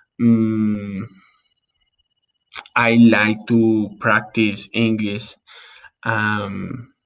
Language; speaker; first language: English; non-native, learner; Spanish